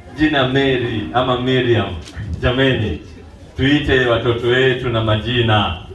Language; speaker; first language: Swahili; non-native, local second language; Luo (Kenya and Tanzania)